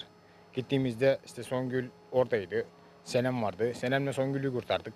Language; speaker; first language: Turkish; native; Turkish